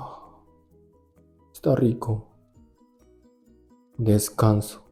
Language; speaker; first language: Spanish; non-native, learner; Japanese